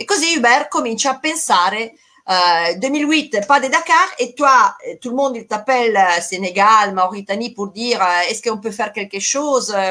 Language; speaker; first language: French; non-native, fluent; Italian